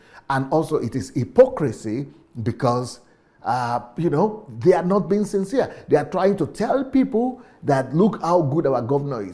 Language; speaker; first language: English; non-native, local second language; Yoruba